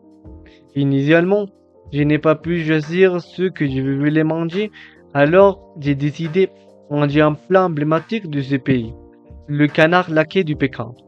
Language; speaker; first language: French; non-native, learner; Spanish